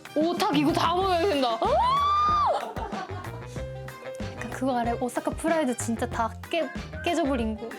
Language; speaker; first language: Korean; non-native, fluent; Japanese